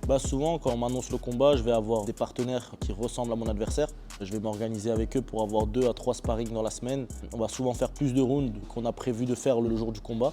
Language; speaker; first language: French; early bilingual, other home language; Chechen